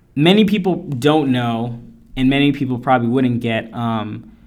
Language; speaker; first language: English; native; English